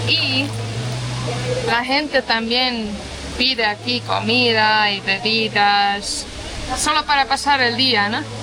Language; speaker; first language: Spanish; non-native, fluent; Portuguese